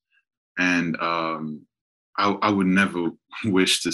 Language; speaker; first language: English; non-native, local second language; Kinyarwanda